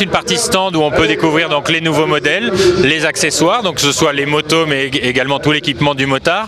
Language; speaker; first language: French; native; French